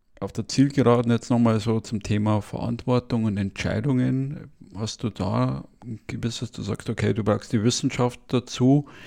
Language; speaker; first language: German; native; German